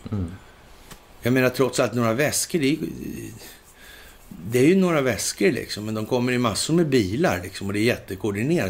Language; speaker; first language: Swedish; native; Swedish